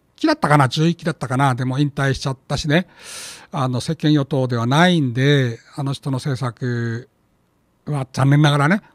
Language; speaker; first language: Japanese; native; Japanese